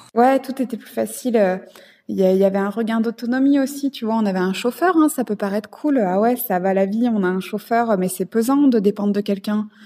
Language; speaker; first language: French; native; French